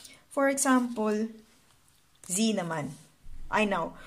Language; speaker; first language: English; non-native, local second language; Filipino